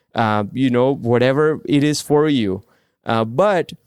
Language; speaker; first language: English; non-native, local second language; Gujarati